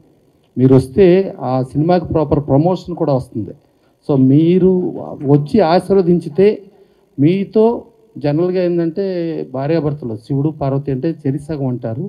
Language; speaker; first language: Telugu; native; Telugu